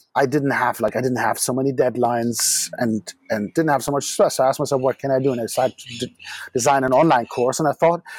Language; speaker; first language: English; non-native, fluent; German